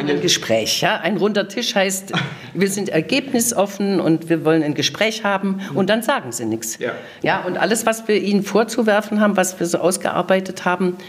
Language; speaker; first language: German; native; German